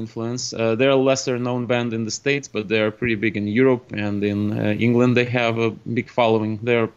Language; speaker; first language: English; non-native, fluent; Russian